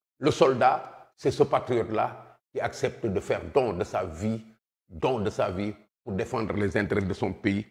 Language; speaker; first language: French; non-native, local second language; Wolof